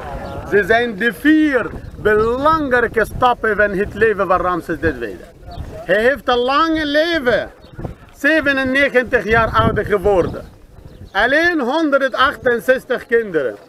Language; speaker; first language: Dutch; non-native, learner; Arabic